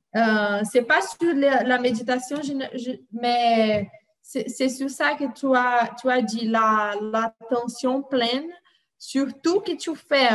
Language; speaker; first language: French; non-native, fluent; Portuguese